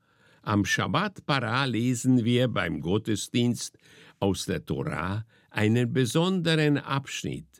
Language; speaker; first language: German; native; German